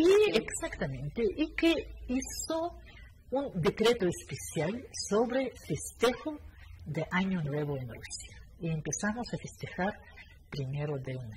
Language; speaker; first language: Spanish; non-native, fluent; Russian